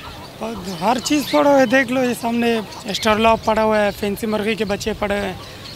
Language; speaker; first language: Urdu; non-native, local second language; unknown